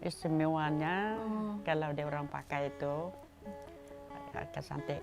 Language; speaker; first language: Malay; non-native, local second language; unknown